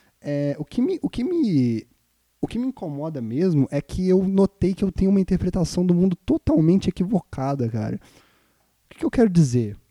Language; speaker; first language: Portuguese; native; Portuguese